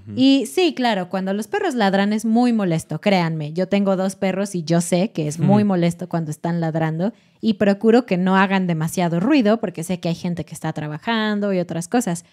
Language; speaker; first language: Spanish; native; Spanish